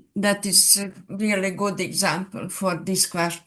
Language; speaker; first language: English; non-native, fluent; Serbian